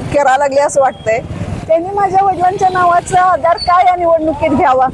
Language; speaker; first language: Marathi; native; Marathi